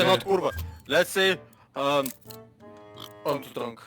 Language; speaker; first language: English; non-native, learner; Lithuanian